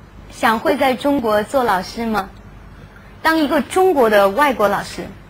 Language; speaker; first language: Chinese; native; Chinese